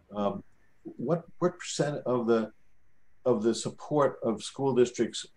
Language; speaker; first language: English; native; English